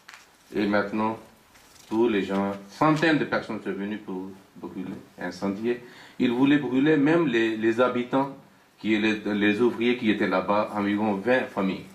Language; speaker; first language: French; non-native, fluent; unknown